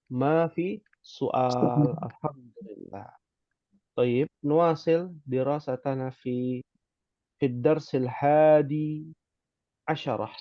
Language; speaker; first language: Arabic; non-native, fluent; Indonesian